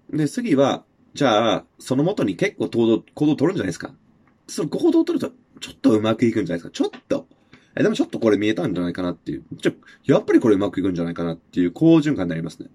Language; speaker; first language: Japanese; non-native, fluent; English